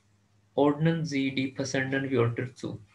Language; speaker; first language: German; non-native, fluent; Urdu